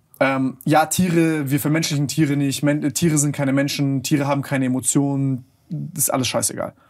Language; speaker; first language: German; native; German